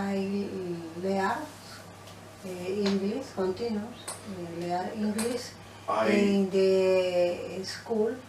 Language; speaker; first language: English; non-native, learner; Spanish